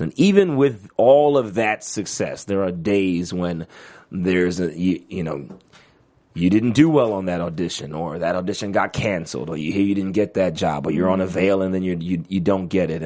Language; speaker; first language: English; native; English